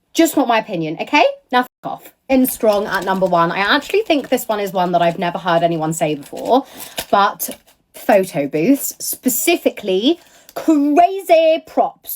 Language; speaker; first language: English; native; English